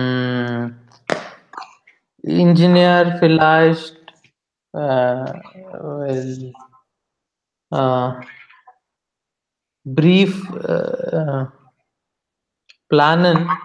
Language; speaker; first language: German; non-native, learner; Hindi